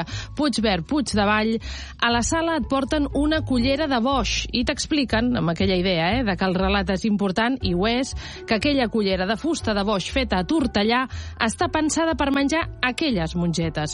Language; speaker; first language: Catalan; native; Catalan